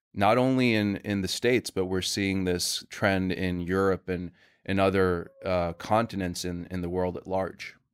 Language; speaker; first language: English; non-native, fluent; Swedish